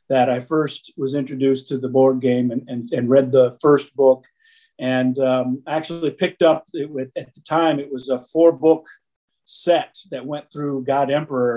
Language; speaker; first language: English; native; English